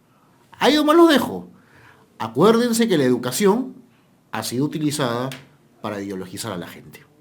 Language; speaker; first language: Spanish; native; Spanish